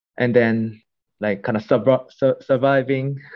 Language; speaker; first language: English; non-native, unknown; Korean